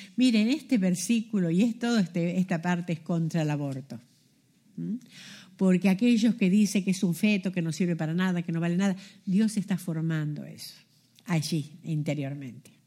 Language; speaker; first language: Spanish; native; Spanish